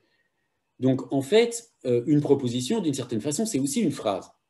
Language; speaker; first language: French; native; French